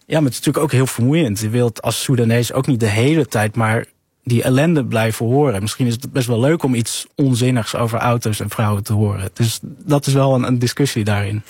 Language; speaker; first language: Dutch; early bilingual, other home language; Arabic